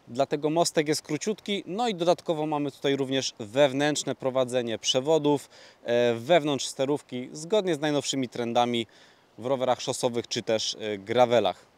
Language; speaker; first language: Polish; native; Polish